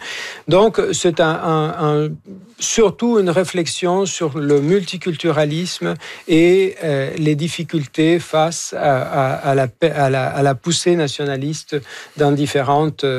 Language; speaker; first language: French; non-native, fluent; Spanish